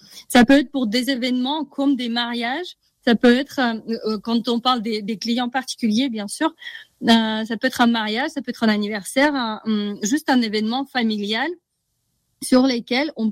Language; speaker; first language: French; native; French